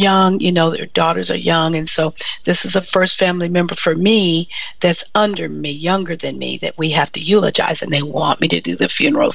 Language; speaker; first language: English; native; English